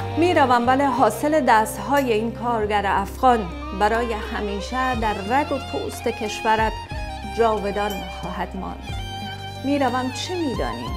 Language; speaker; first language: Persian; native; Persian